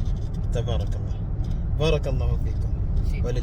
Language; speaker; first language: Arabic; non-native, learner; Indonesian